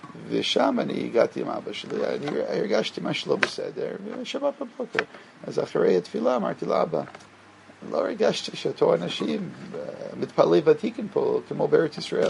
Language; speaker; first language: Hebrew; non-native, fluent; English